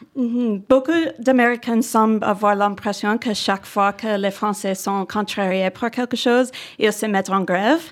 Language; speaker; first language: French; non-native, fluent; English